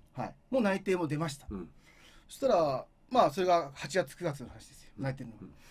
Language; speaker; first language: Japanese; native; Japanese